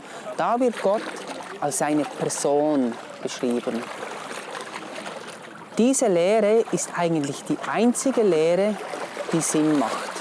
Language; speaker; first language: German; non-native, fluent; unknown